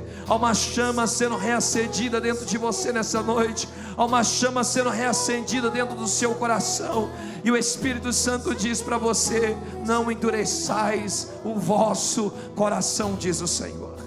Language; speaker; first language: Portuguese; native; Portuguese